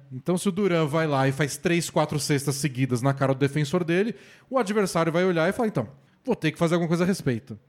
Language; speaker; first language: Portuguese; native; Portuguese